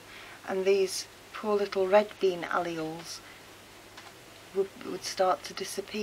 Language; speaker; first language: English; native; English